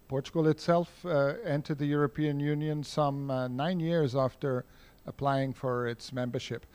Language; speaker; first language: English; non-native, fluent; Portuguese